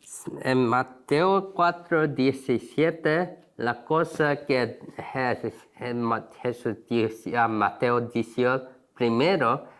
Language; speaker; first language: Spanish; non-native, learner; Korean